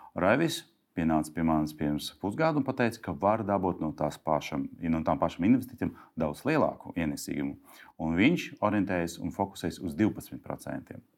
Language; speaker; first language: Latvian; non-native, local second language; Russian